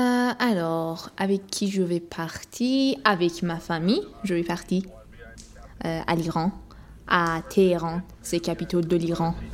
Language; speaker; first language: French; non-native, learner; Persian